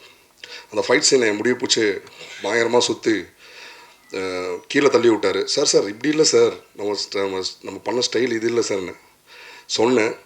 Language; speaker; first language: Tamil; non-native, learner; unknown